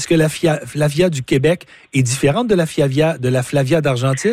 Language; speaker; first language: French; native; French